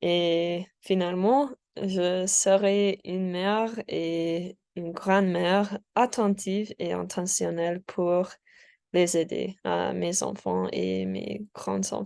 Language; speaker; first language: French; non-native, learner; English